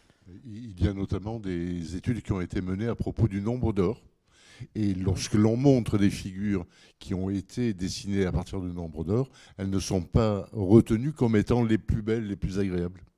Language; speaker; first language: French; native; French